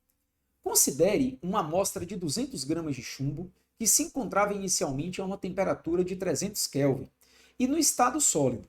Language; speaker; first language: Portuguese; native; Portuguese